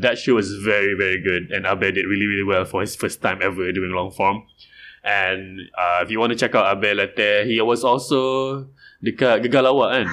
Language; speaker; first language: English; non-native, local second language; Malay